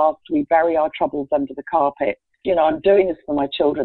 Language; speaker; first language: English; native; English